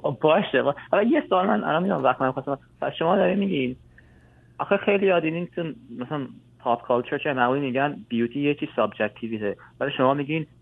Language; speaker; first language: Persian; early bilingual, heritage; Persian